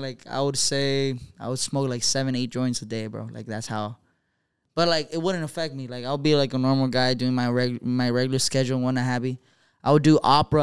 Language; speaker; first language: English; early bilingual, other home language; Spanish